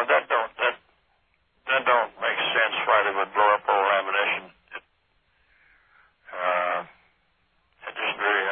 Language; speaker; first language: English; native; English